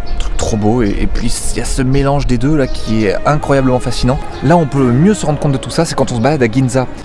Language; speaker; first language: French; native; French